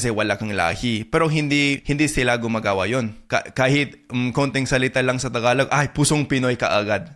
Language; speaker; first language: Filipino; non-native, fluent; English